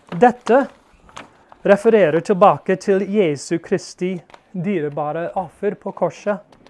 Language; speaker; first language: Norwegian; non-native, fluent; English